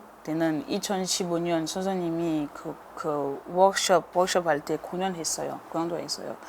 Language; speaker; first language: Korean; non-native, learner; French